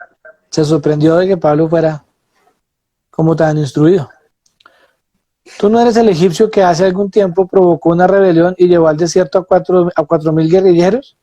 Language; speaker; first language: Spanish; native; Spanish